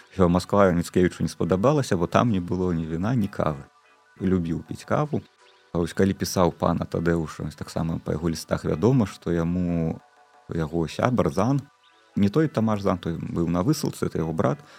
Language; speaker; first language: Belarusian; non-native, local second language; Russian